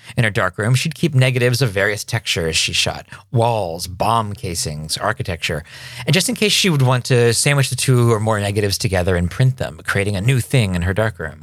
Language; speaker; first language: English; native; English